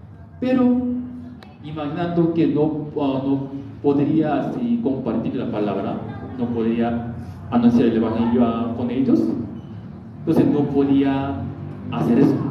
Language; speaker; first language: Spanish; non-native, learner; Korean